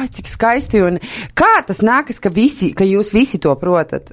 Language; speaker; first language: Latvian; native; Latvian